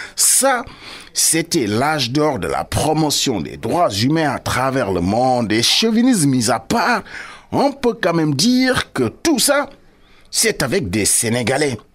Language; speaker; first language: French; non-native, local second language; Wolof